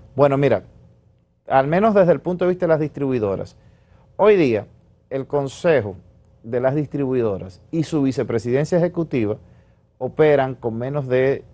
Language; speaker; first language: Spanish; native; Spanish